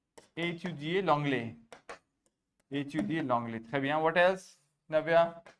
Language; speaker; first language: French; non-native, fluent; Hindi